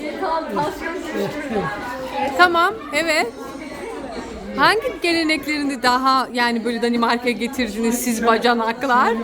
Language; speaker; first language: Turkish; early bilingual, heritage; Turkish